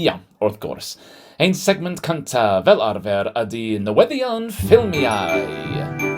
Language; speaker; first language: Welsh; non-native, learner; English